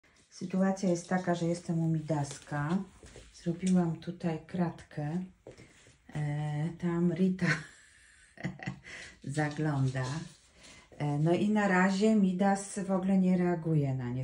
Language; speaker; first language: Polish; native; Polish